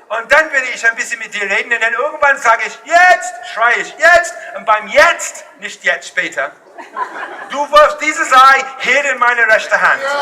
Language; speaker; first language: German; non-native, fluent; English